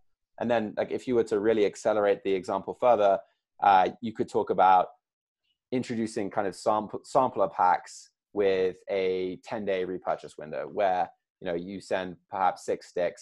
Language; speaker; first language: English; native; English